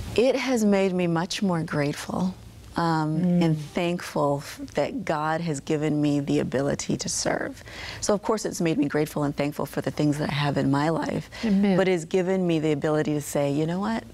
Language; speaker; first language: English; native; English